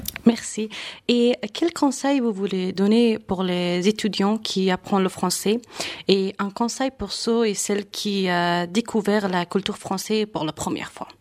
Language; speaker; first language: French; non-native, fluent; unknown